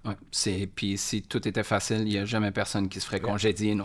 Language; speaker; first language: French; native; French